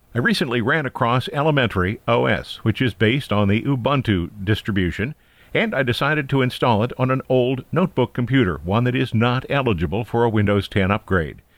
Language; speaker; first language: English; native; English